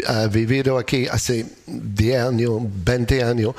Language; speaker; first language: Spanish; non-native, learner; English